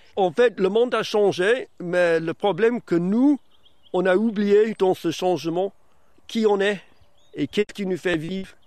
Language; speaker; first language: French; non-native, fluent; English